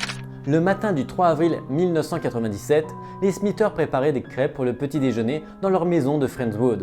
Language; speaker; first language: French; native; French